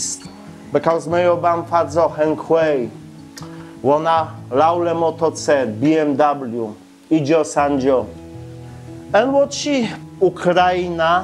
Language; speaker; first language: Chinese; non-native, learner; Polish